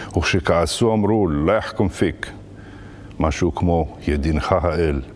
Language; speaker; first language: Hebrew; early bilingual, other home language; Arabic